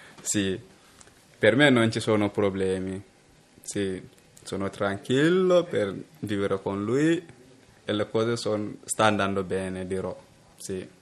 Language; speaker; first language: Italian; non-native, learner; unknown